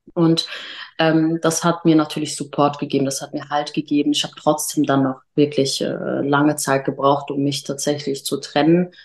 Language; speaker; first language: German; early bilingual, other home language; Arabic